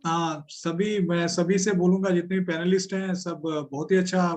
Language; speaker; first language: Hindi; non-native, local second language; Bangla